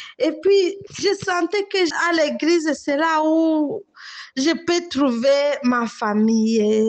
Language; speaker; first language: French; non-native, local second language; Swahili